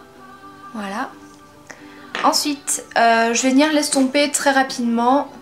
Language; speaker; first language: French; native; French